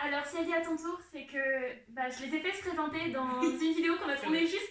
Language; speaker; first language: French; native; French